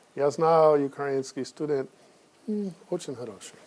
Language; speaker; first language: Russian; non-native, learner; English